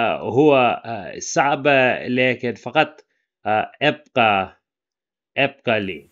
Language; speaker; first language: Arabic; non-native, learner; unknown